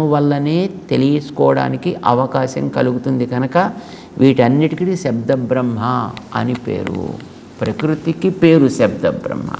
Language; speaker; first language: Telugu; native; Telugu